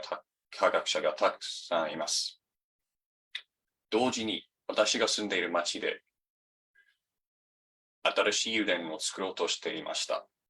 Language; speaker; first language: Japanese; non-native, fluent; English